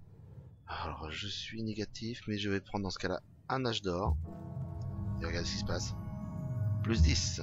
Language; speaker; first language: French; native; French